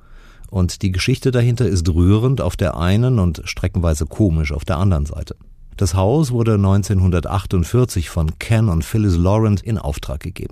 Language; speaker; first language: German; native; German